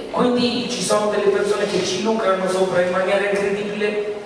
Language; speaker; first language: Italian; early bilingual, other home language; Arabic